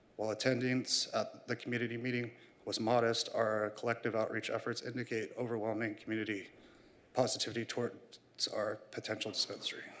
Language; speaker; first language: English; native; English